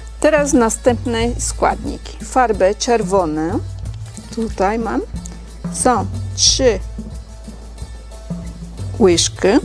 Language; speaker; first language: Polish; non-native, learner; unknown